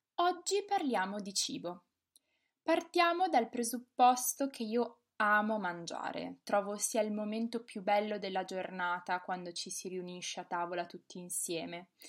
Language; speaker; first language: Italian; native; Italian